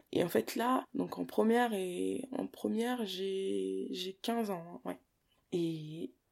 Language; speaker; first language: French; early bilingual, other home language; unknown